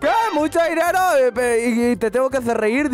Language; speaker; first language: Spanish; native; Spanish